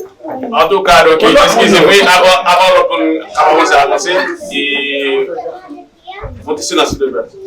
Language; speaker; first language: French; non-native, learner; Haitian Creole